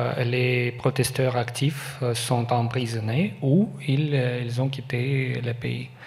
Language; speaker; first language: French; non-native, learner; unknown